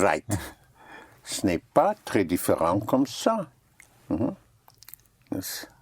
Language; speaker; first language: French; non-native, fluent; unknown